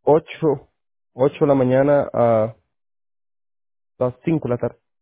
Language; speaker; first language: Spanish; native; Spanish